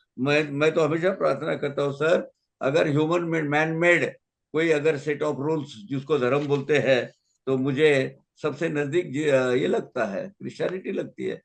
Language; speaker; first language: Hindi; native; Hindi